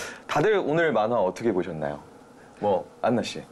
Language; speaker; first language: Korean; native; Korean